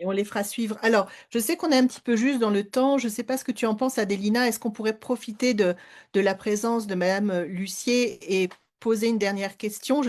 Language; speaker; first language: French; non-native, fluent; Spanish